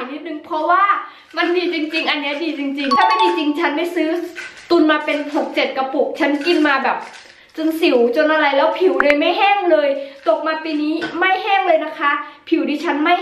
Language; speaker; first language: Thai; native; Thai